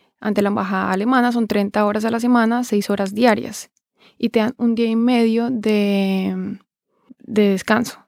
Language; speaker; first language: Spanish; native; Spanish